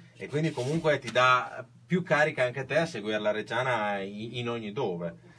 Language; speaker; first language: Italian; native; Italian